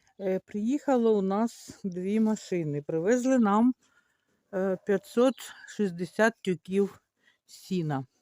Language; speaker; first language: Ukrainian; native; Ukrainian